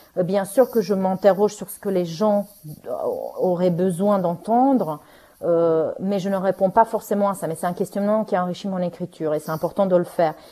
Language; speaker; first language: French; non-native, fluent; Romanian